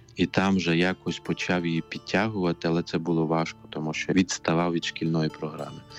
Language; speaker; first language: Ukrainian; non-native, local second language; Romany